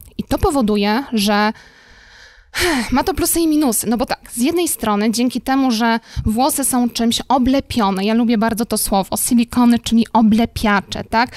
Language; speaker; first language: Polish; native; Polish